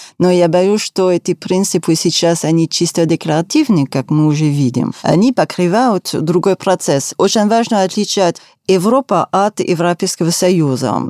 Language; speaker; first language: Russian; non-native, fluent; French